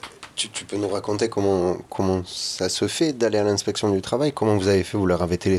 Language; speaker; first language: French; native; French